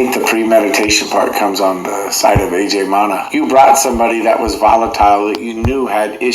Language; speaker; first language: English; native; English